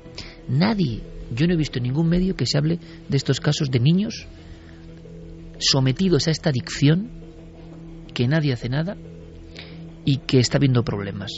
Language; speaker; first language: Spanish; native; Spanish